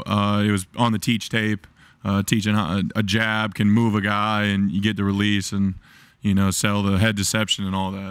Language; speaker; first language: English; native; English